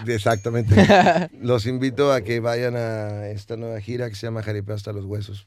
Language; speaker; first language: Spanish; native; Spanish